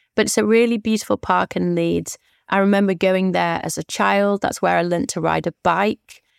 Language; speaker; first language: English; native; English